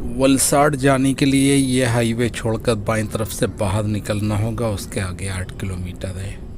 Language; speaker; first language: Hindi; native; Hindi